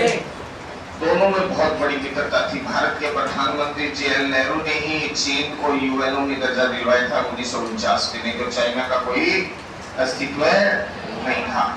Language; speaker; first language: Hindi; native; Hindi